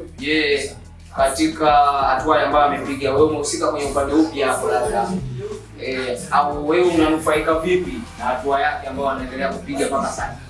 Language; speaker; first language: Swahili; native; Swahili